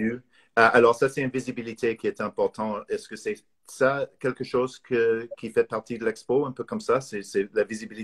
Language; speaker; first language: French; non-native, fluent; English